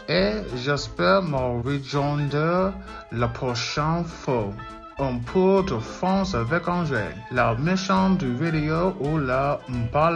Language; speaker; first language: French; non-native, learner; English